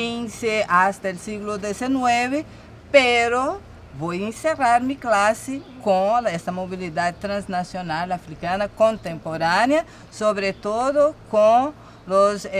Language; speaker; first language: Spanish; non-native, fluent; Portuguese